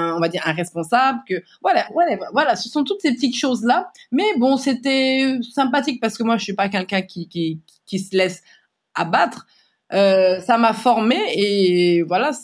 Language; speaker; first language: French; native; French